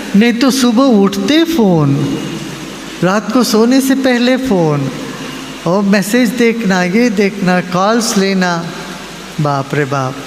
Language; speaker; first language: Hindi; non-native, local second language; Malayalam